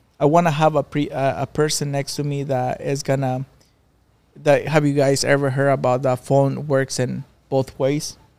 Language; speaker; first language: English; non-native, fluent; Spanish